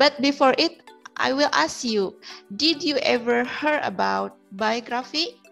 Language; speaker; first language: English; non-native, learner; Indonesian